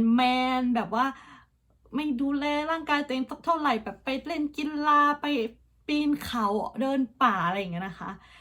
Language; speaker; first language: Thai; early bilingual, heritage; Thai